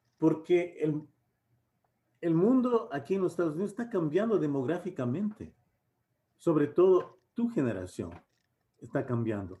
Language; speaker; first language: Spanish; native; Spanish